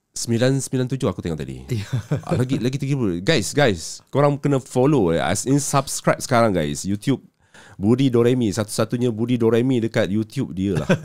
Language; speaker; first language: Malay; native; Malay